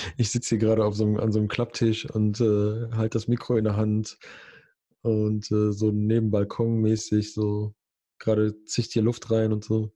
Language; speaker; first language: German; early bilingual, other home language; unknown